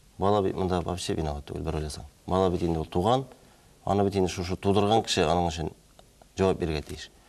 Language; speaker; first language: Tatar; native; Tatar